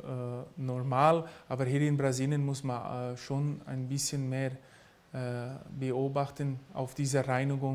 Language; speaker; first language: German; early bilingual, heritage; German